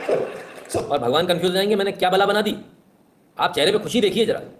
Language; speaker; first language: Hindi; native; Hindi